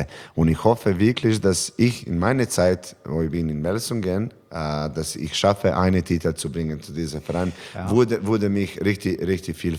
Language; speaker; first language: German; non-native, learner; Serbian